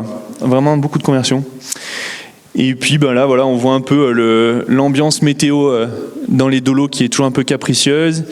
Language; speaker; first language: French; native; French